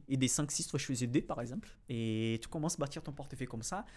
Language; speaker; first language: French; non-native, fluent; Portuguese